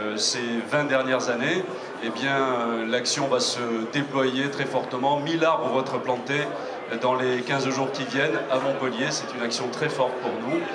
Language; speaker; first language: French; native; French